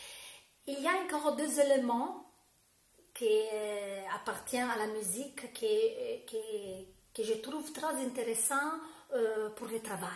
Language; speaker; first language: French; non-native, fluent; Italian